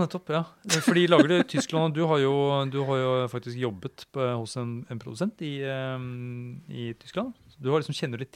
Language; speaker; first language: Norwegian; native; Norwegian